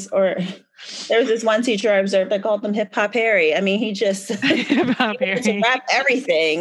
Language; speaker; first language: English; native; English